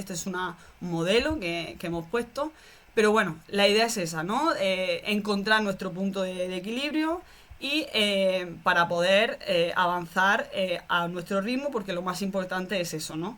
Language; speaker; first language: Spanish; native; Spanish